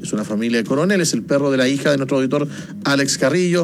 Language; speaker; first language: Spanish; native; Spanish